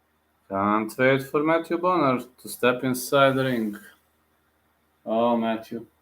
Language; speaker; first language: English; non-native, fluent; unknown